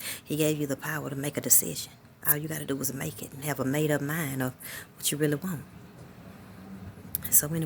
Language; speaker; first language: English; native; English